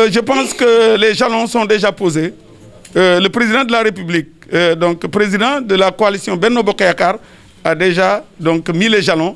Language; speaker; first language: French; non-native, local second language; Wolof